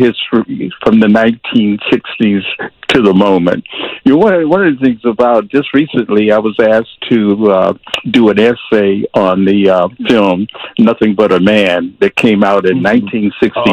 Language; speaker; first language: English; native; English